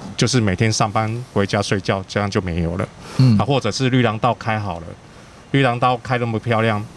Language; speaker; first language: Chinese; native; Chinese